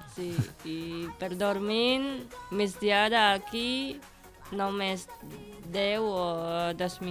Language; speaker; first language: Catalan; non-native, learner; Indonesian